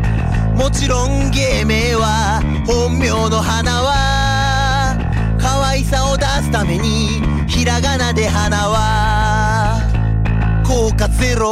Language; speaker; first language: Japanese; native; Japanese